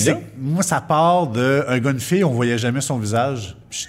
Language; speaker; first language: French; native; French